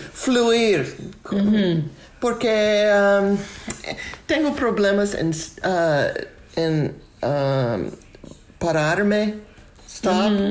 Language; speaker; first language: Spanish; non-native, fluent; English